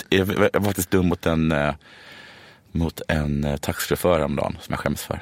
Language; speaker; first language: Swedish; native; Swedish